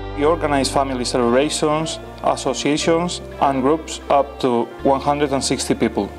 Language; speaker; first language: English; non-native, fluent; Spanish